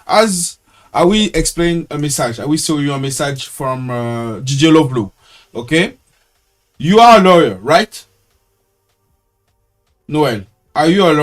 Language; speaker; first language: English; non-native, learner; French